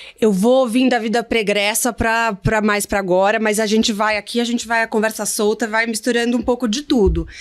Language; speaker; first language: Portuguese; native; Portuguese